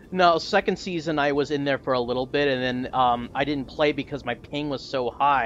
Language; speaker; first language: English; native; English